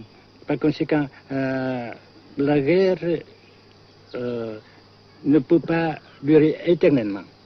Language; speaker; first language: French; non-native, fluent; Vietnamese